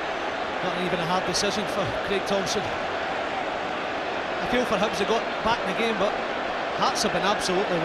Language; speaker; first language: English; native; English